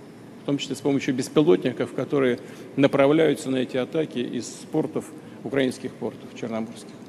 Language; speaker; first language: Russian; native; Russian